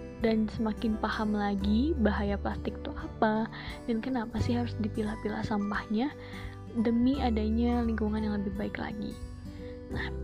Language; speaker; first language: Indonesian; native; Indonesian